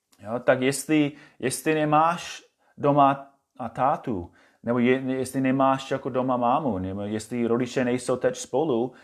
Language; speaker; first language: Czech; non-native, fluent; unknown